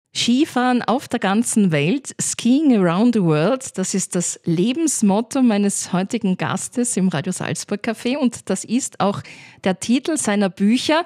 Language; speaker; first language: German; native; German